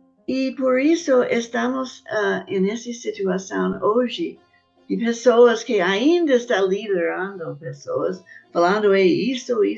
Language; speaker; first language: Portuguese; non-native, fluent; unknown